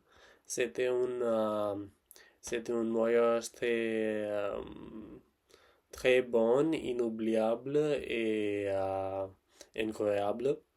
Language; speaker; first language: French; non-native, learner; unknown